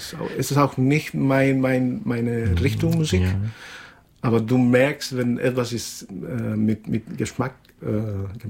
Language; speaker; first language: German; non-native, fluent; Spanish